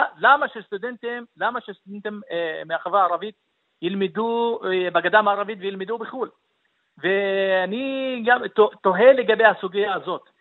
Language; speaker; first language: Hebrew; non-native, local second language; Arabic